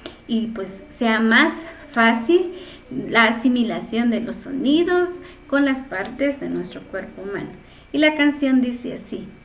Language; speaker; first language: Spanish; non-native, local second language; Kʼicheʼ